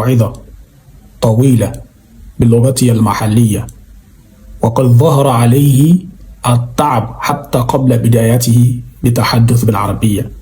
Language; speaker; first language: Arabic; non-native, fluent; Yoruba